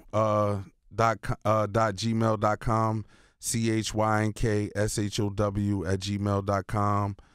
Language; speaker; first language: English; native; English